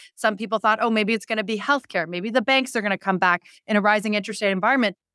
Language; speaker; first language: English; native; English